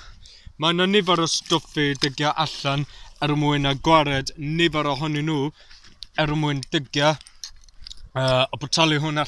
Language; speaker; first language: Welsh; non-native, learner; English